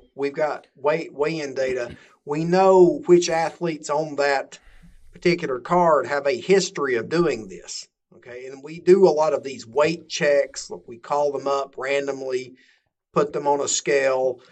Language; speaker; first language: English; native; English